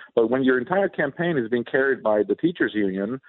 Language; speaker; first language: English; non-native, fluent; Swedish